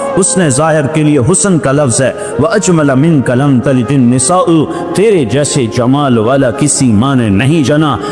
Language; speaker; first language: Urdu; non-native, local second language; Punjabi